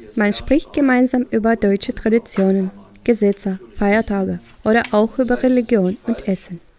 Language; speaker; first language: German; native; German